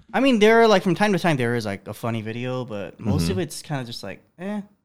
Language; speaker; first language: English; early bilingual, other home language; Korean